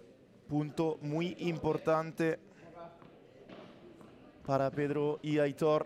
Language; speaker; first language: Spanish; non-native, learner; French